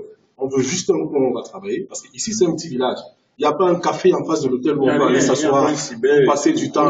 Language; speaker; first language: French; native; French